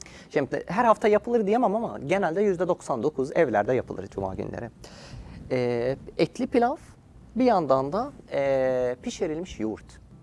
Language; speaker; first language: Turkish; non-native, fluent; Arabic